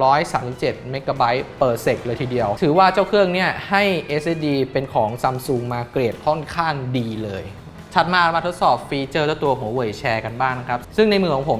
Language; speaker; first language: Thai; native; Thai